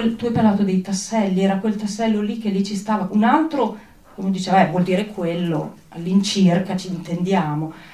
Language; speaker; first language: Italian; native; Italian